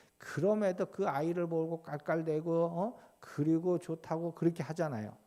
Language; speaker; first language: Korean; native; Korean